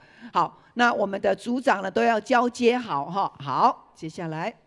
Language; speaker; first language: Chinese; native; Chinese